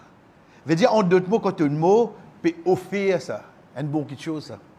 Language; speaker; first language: French; non-native, local second language; Morisyen